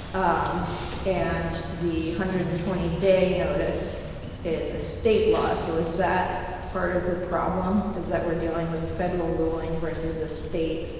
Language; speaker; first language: English; native; English